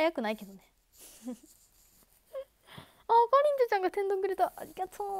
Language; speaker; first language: Japanese; native; Japanese